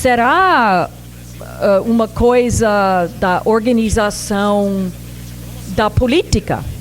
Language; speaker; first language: Portuguese; non-native, fluent; English